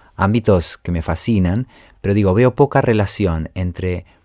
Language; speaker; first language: Spanish; native; Spanish